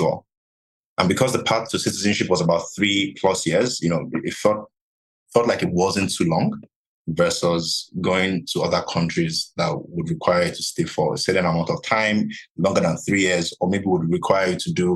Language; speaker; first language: English; non-native, local second language; Yoruba